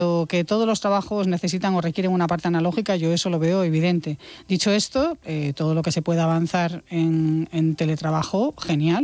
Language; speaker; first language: Spanish; native; Spanish